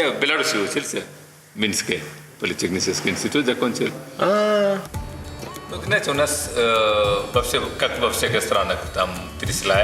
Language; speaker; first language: Russian; non-native, fluent; Nepali